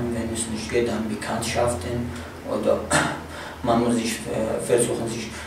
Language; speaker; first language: German; non-native, fluent; Arabic